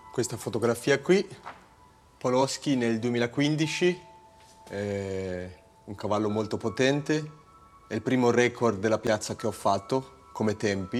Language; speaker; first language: Italian; native; Italian